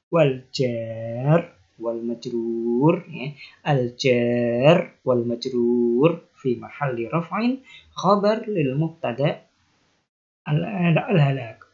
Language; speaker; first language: Arabic; non-native, fluent; Indonesian